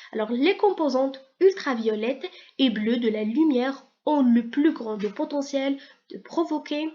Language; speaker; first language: French; non-native, local second language; Arabic